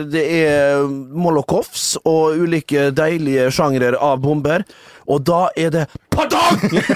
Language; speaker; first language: Norwegian; native; Norwegian